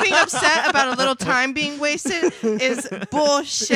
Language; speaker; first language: English; native; English